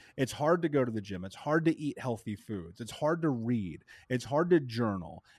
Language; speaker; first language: English; native; English